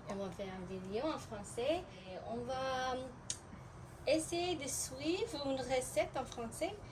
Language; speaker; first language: French; non-native, fluent; English